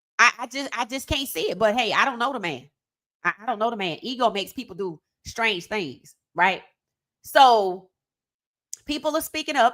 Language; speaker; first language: English; native; English